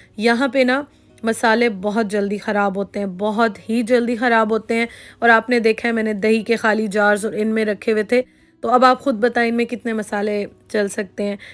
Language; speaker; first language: Urdu; native; Urdu